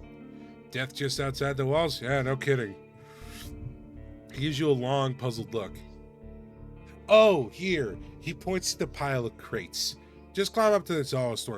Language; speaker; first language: English; native; English